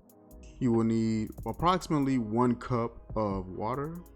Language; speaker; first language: English; native; English